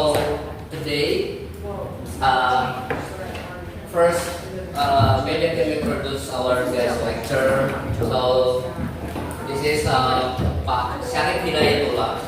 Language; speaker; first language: English; non-native, learner; Indonesian